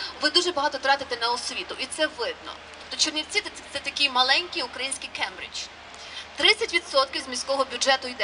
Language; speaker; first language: Ukrainian; native; Ukrainian